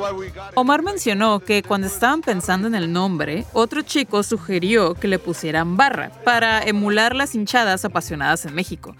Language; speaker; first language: Spanish; native; Spanish